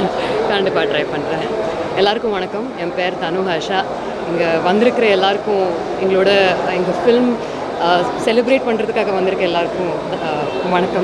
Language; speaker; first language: Tamil; non-native, learner; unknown